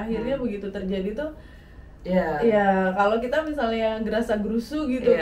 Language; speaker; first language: Indonesian; native; Indonesian